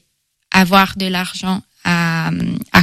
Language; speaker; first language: French; non-native, fluent; Italian